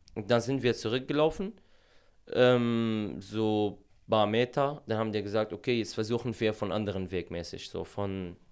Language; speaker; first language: German; non-native, fluent; Arabic